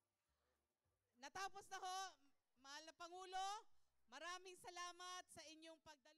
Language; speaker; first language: Filipino; native; Filipino